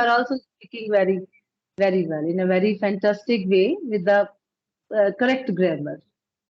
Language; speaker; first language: English; non-native, learner; Punjabi